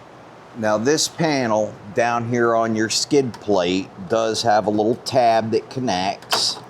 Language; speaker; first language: English; native; English